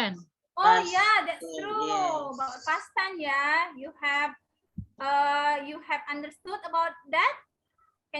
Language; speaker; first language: English; non-native, learner; Indonesian